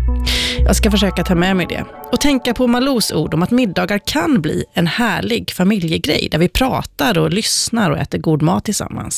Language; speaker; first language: Swedish; native; Swedish